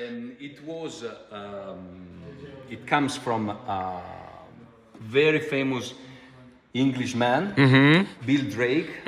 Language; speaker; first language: English; non-native, fluent; Italian